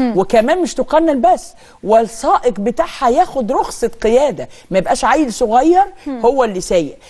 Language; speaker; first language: Arabic; native; Arabic